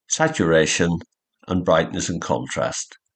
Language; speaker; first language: English; native; English